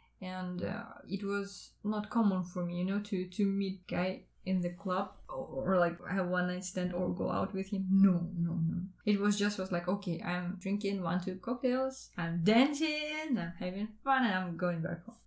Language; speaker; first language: English; non-native, fluent; Russian